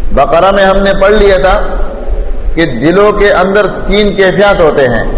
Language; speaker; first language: Urdu; non-native, local second language; Pashto